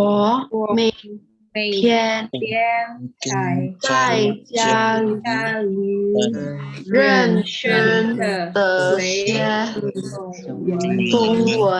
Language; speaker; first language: Chinese; non-native, learner; Indonesian